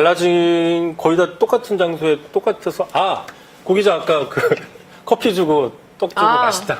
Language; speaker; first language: Korean; native; Korean